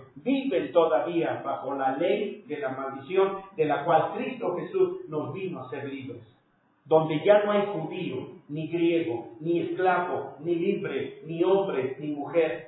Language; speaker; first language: Spanish; native; Spanish